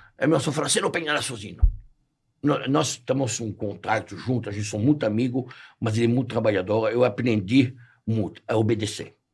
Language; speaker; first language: Portuguese; non-native, fluent; French